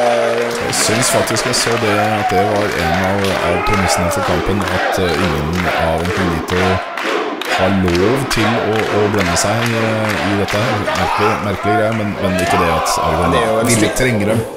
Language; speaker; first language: Norwegian; native; Norwegian